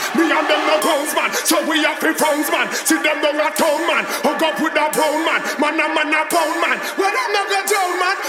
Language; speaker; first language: English; non-native, fluent; German